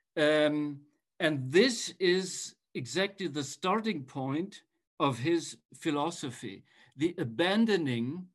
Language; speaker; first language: English; non-native, fluent; German